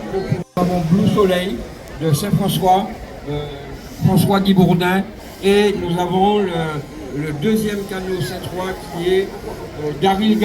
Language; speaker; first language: French; native; French